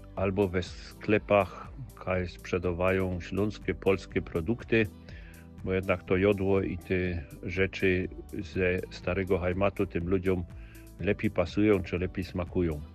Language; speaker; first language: Polish; native; Polish